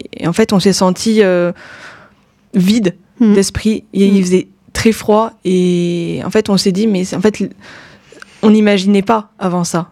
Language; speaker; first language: French; native; French